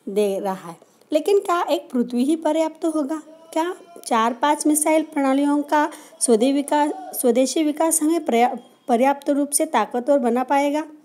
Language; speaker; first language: Hindi; non-native, local second language; Marathi